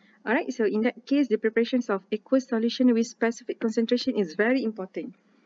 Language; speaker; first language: English; non-native, local second language; Malay